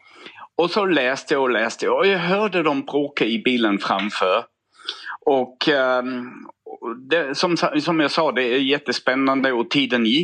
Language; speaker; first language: Swedish; non-native, fluent; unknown